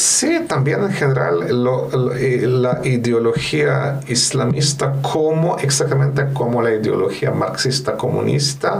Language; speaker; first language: Spanish; non-native, fluent; Russian